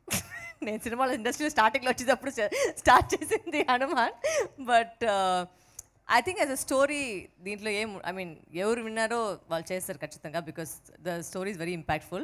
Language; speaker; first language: Telugu; non-native, fluent; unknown